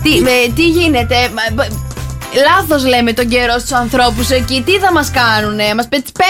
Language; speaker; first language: Greek; native; Greek